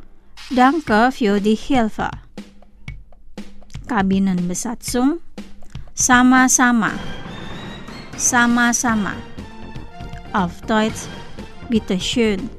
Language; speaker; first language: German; non-native, fluent; Indonesian